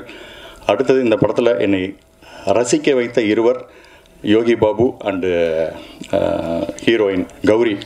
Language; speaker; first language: Tamil; native; Tamil